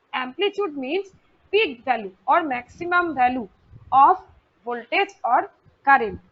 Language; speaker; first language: Hindi; non-native, local second language; Bangla